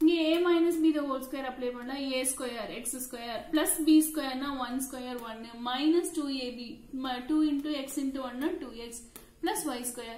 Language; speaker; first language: Tamil; native; Tamil